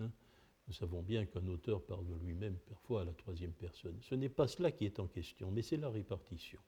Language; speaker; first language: French; native; French